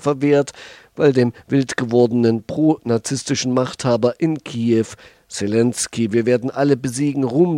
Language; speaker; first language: German; native; German